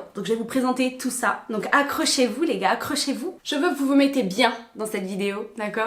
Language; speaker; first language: French; native; French